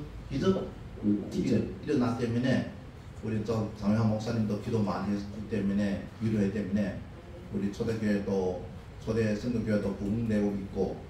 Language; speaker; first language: Korean; non-native, learner; Chinese